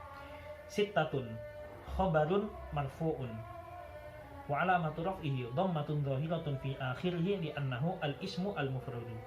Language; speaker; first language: Arabic; non-native, learner; Javanese